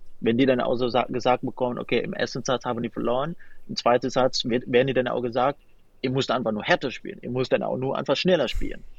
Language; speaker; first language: German; non-native, fluent; Indonesian